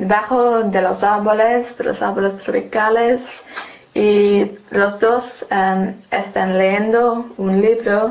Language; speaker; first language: Spanish; non-native, learner; English